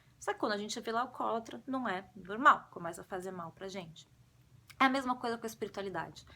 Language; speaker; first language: Portuguese; native; Portuguese